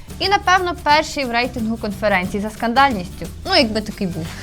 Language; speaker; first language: Ukrainian; native; Ukrainian